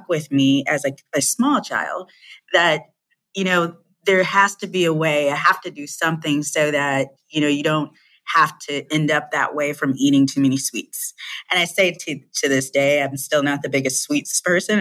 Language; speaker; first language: English; native; English